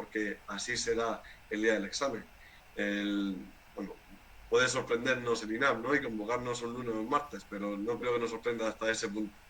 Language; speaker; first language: Spanish; native; Spanish